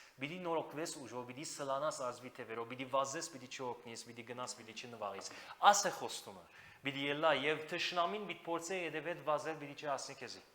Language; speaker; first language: Armenian; native; Armenian